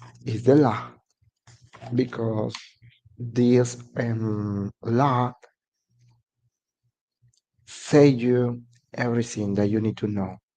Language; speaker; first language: English; non-native, learner; Spanish